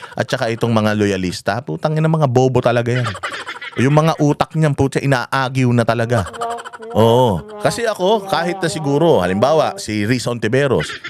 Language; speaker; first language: Filipino; native; Filipino